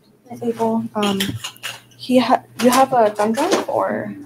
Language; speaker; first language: English; early bilingual, other home language; Spanish